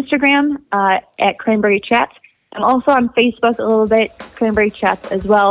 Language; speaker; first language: English; native; English